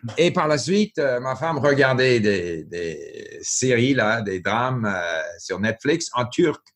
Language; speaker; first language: French; non-native, local second language; English